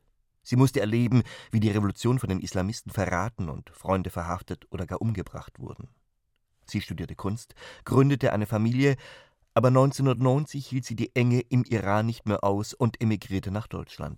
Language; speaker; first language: German; native; German